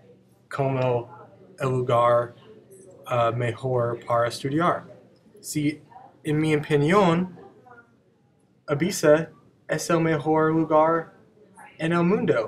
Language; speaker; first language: Spanish; non-native, learner; English